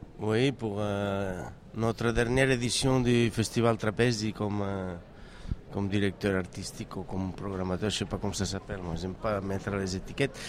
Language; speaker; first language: French; non-native, fluent; Catalan